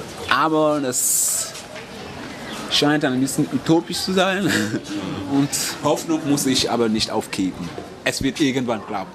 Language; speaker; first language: German; non-native, fluent; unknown